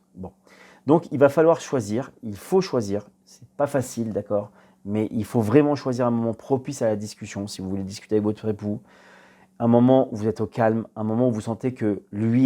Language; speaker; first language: French; native; French